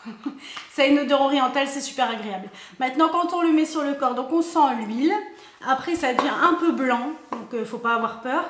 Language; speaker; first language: French; native; French